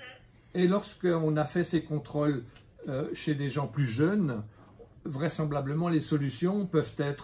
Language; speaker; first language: French; native; French